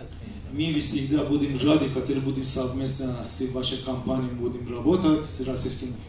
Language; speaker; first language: Russian; non-native, learner; Persian